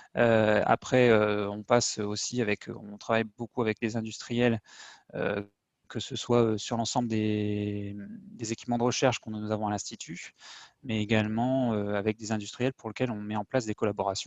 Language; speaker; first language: French; native; French